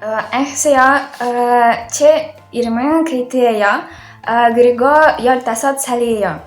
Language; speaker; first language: Korean; non-native, learner; Ukrainian